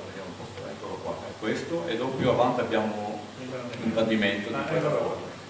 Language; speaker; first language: Italian; native; Italian